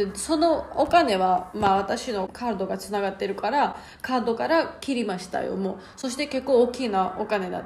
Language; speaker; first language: Japanese; non-native, learner; Georgian